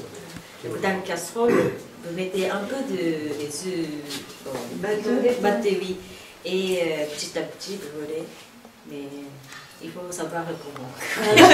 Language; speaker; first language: French; non-native, fluent; Japanese